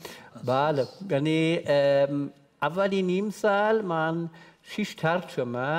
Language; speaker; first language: Persian; non-native, learner; German